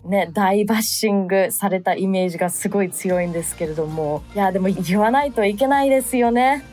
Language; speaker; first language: Japanese; early bilingual, other home language; English